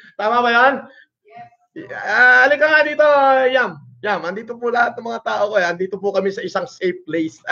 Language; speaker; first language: Filipino; non-native, local second language; Iloko